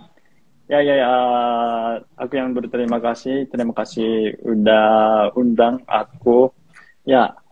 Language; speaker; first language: Indonesian; non-native, fluent; Japanese